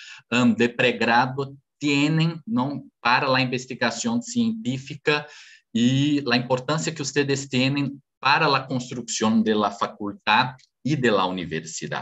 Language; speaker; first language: Spanish; non-native, fluent; Portuguese